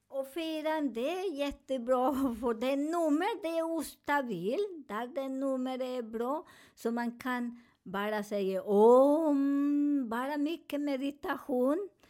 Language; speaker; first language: Swedish; non-native, learner; Spanish